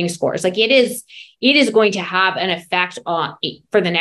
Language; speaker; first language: English; native; English